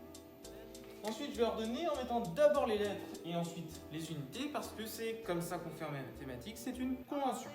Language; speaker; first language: French; native; French